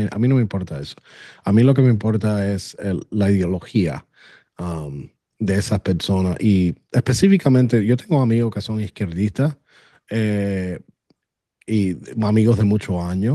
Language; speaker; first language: Spanish; early bilingual, other home language; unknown